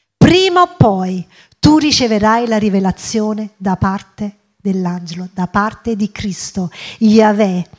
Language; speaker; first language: Italian; early bilingual, other home language; English